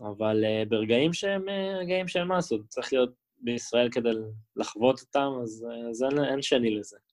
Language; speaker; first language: Hebrew; native; Hebrew